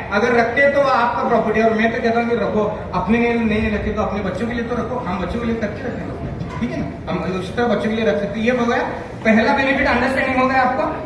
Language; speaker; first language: Hindi; non-native, local second language; Marathi